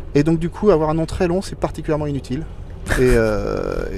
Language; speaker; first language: French; native; French